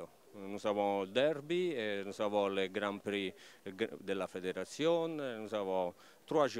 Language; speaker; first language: French; non-native, learner; Italian